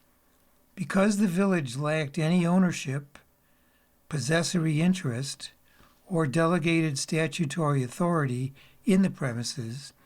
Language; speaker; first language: English; native; English